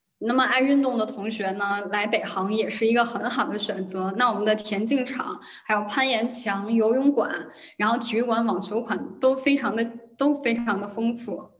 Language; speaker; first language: Chinese; native; Chinese